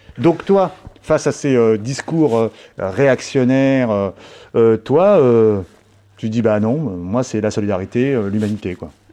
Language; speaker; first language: French; native; French